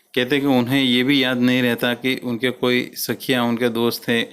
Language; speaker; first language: Hindi; non-native, local second language; Gujarati